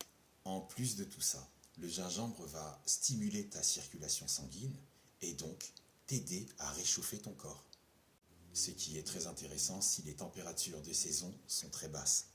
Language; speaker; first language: French; native; French